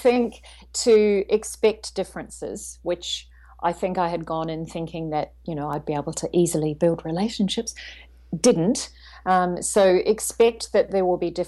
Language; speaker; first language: English; native; English